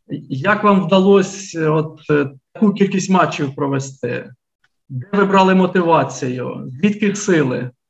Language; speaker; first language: Ukrainian; native; Ukrainian